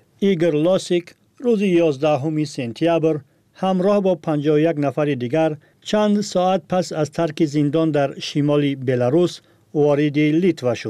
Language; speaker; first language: Persian; native; Persian